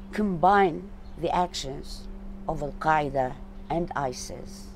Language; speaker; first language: English; non-native, fluent; Arabic